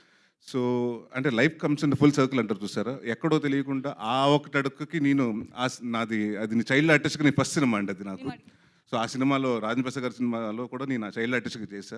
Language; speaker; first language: Telugu; native; Telugu